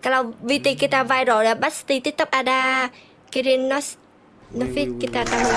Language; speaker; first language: Indonesian; non-native, learner; Vietnamese